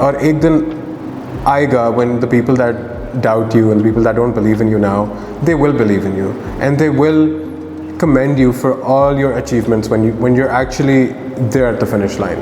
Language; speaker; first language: English; non-native, local second language; Urdu